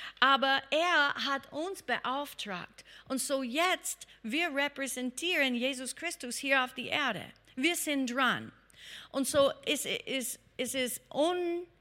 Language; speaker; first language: German; non-native, fluent; English